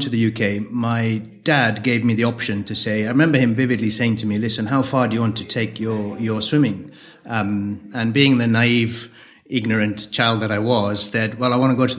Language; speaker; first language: English; native; English